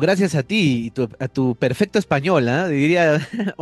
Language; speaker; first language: Spanish; native; Spanish